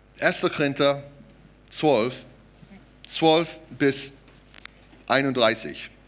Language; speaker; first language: German; non-native, fluent; English